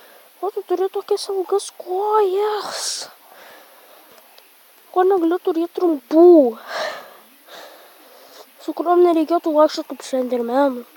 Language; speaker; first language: Lithuanian; native; Lithuanian